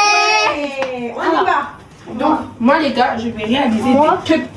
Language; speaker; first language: French; native; French